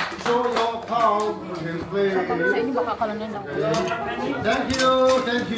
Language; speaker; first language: English; non-native, fluent; Chinese